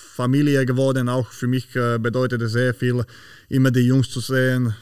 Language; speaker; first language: German; non-native, fluent; Slovak